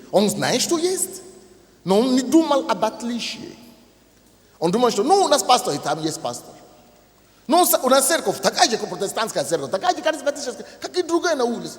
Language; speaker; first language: Russian; non-native, fluent; Yoruba